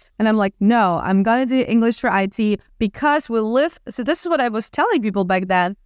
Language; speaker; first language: English; non-native, fluent; Russian